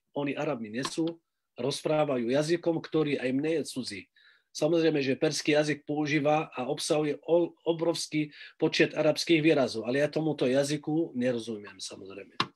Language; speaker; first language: Slovak; non-native, fluent; Arabic